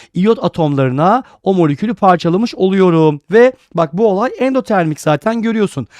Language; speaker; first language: Turkish; native; Turkish